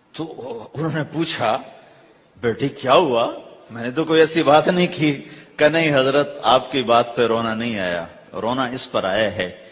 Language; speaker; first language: Urdu; non-native, local second language; Punjabi